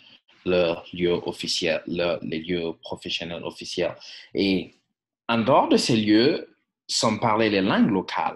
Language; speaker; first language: French; non-native, fluent; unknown